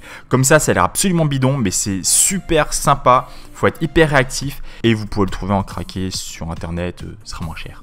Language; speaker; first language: French; native; French